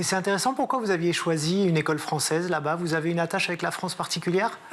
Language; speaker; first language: French; native; French